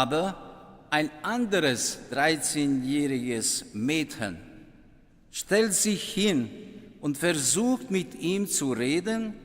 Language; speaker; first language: German; non-native, fluent; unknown